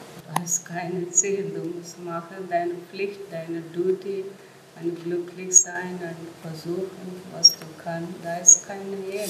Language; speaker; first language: German; non-native, learner; Telugu